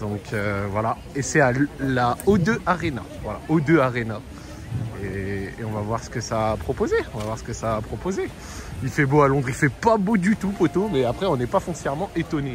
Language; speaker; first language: French; native; French